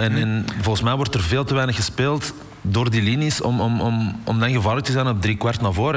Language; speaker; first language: Dutch; native; Dutch